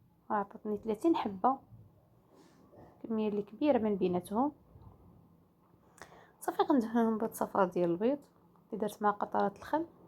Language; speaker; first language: Arabic; native; Arabic